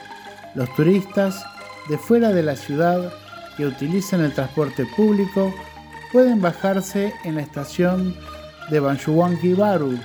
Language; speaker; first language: Spanish; non-native, fluent; Indonesian